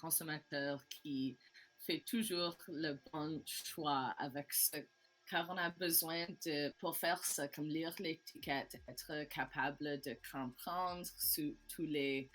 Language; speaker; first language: French; non-native, learner; English